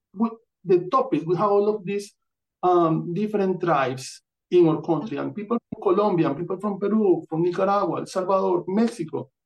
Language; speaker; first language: English; non-native, fluent; Spanish